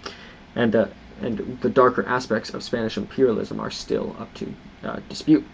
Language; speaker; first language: English; native; English